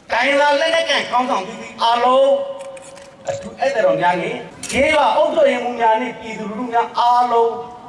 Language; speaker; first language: Burmese; non-native, local second language; S'gaw Karen